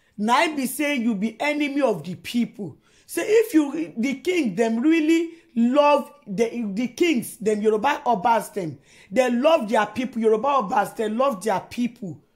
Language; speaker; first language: Nigerian Pidgin; non-native, local second language; Yoruba